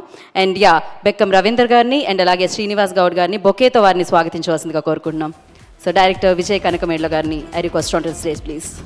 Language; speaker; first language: Telugu; native; Telugu